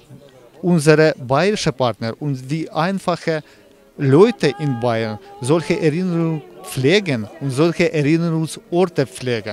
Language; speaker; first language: German; non-native, fluent; Ukrainian